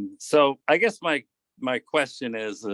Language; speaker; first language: English; native; English